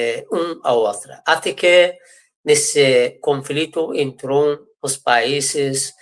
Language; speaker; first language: Portuguese; non-native, fluent; Persian